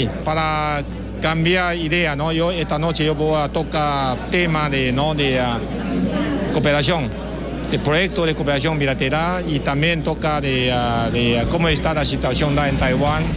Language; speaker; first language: Spanish; non-native, learner; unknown